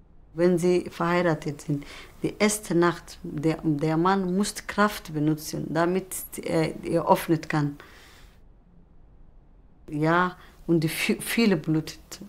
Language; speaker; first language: German; non-native, learner; Somali